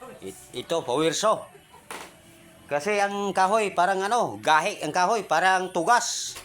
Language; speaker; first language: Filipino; non-native, local second language; Cebuano